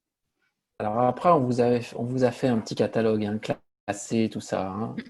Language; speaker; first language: French; native; French